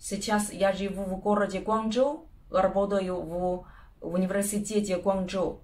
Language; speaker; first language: Russian; non-native, learner; Chinese